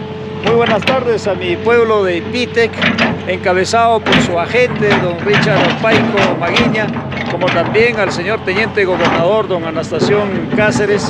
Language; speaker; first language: Spanish; native; Spanish